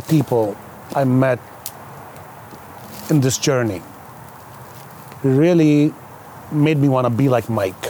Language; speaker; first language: English; non-native, local second language; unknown